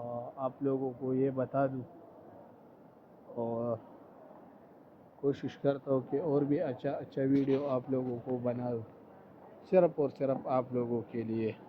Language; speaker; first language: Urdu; non-native, local second language; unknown